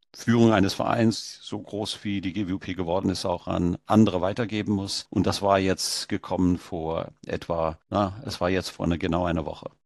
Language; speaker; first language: German; early bilingual, heritage; German